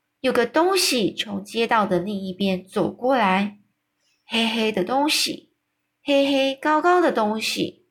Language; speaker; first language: Chinese; native; Chinese